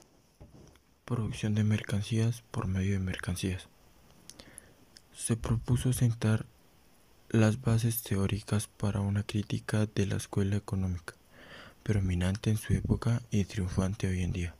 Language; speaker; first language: Spanish; native; Spanish